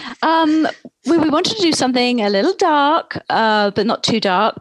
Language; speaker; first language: English; native; English